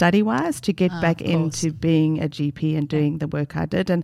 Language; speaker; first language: English; native; English